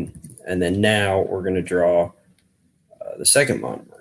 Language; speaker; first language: English; native; English